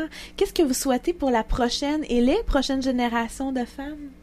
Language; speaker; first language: French; native; French